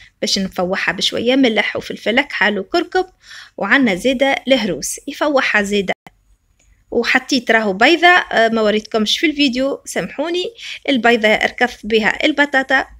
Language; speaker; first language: Arabic; native; Arabic